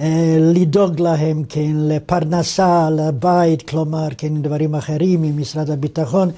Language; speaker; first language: Hebrew; non-native, fluent; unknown